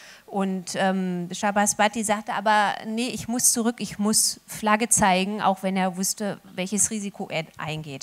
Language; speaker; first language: German; native; German